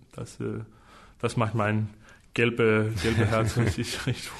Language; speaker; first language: German; non-native, fluent; Danish